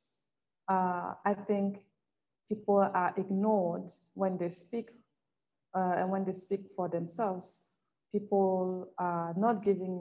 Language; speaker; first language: English; non-native, local second language; French